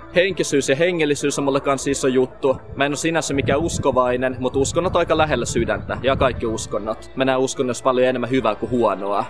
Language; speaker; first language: Finnish; early bilingual, other home language; Russian